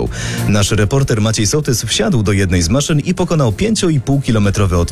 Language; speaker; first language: Polish; native; Polish